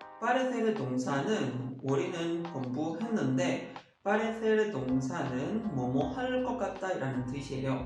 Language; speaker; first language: Korean; non-native, fluent; Spanish